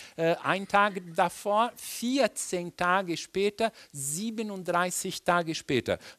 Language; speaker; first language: German; non-native, fluent; Portuguese